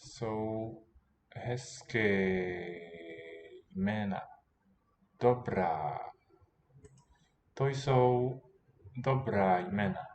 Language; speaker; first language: Czech; non-native, learner; English